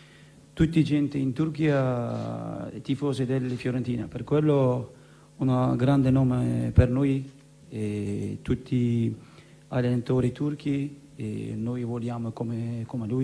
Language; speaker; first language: Italian; non-native, learner; Turkish